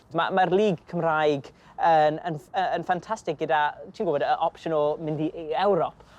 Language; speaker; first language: Welsh; non-native, local second language; English